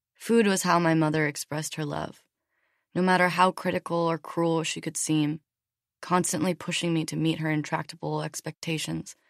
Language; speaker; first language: English; native; English